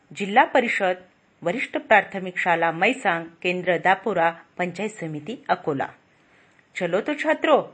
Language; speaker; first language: Hindi; non-native, local second language; Marathi